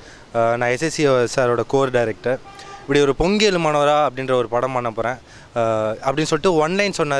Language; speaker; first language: Tamil; native; Tamil